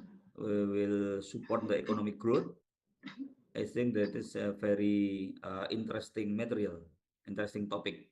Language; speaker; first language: English; non-native, local second language; Indonesian